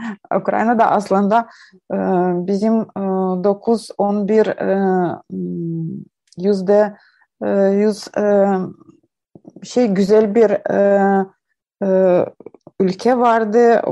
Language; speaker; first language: Turkish; non-native, learner; Ukrainian